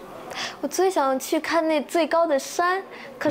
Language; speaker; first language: Chinese; early bilingual, heritage; Chinese